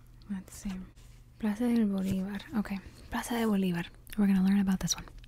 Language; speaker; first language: English; native; English